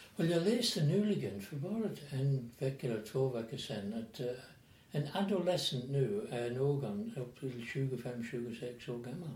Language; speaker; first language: Swedish; non-native, fluent; English